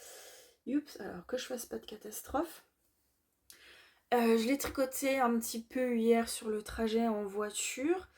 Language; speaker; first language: French; native; French